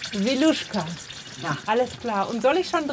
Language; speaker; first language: German; native; German